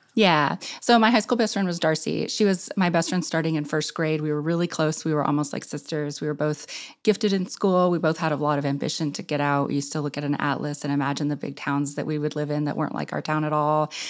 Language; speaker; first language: English; native; English